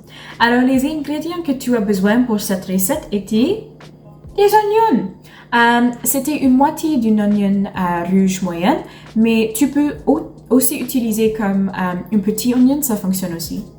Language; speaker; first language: French; non-native, learner; English